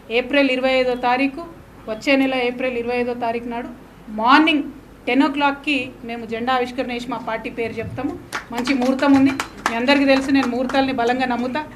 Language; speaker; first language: Telugu; native; Telugu